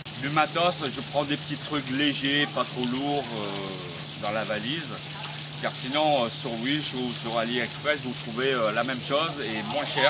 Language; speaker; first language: French; early bilingual, other home language; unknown